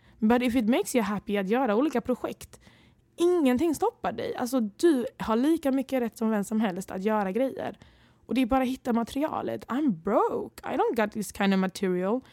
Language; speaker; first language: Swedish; early bilingual, other home language; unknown